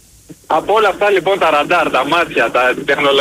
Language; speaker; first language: Greek; native; Greek